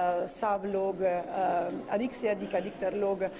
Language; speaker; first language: Hindi; non-native, fluent; Italian